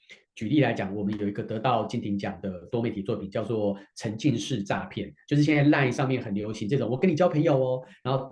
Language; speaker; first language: Chinese; native; Chinese